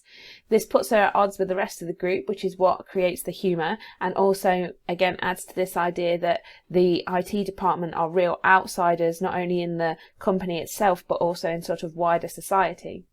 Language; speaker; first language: English; native; English